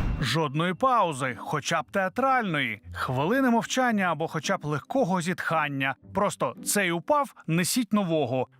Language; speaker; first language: Ukrainian; native; Ukrainian